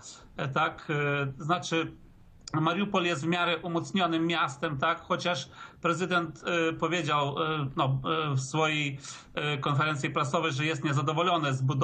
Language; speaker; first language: Polish; early bilingual, heritage; Polish